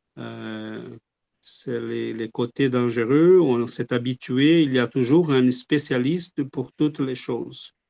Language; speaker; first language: French; non-native, fluent; Portuguese